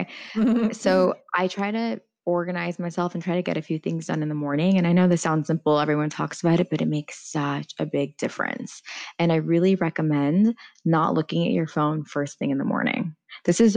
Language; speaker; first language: English; early bilingual, other home language; Persian